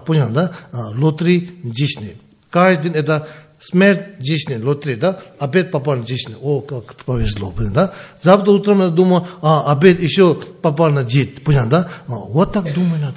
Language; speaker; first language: Russian; non-native, learner; Tibetan